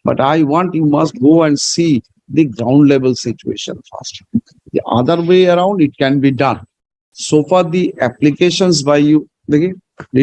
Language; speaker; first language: English; non-native, local second language; Bangla